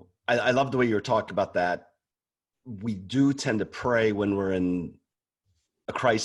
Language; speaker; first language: English; native; English